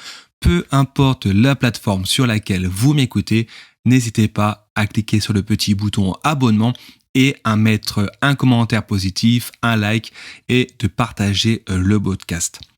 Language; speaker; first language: French; native; French